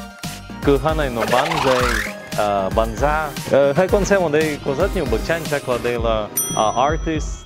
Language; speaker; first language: Vietnamese; non-native, learner; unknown